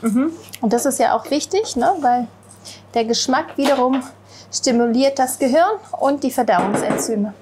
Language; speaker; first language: German; native; German